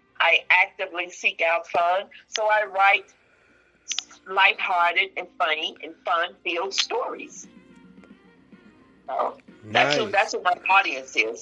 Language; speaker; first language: English; native; English